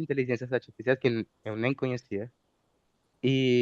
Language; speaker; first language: Portuguese; non-native, fluent; Spanish